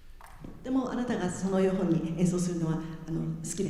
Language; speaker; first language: Japanese; native; Japanese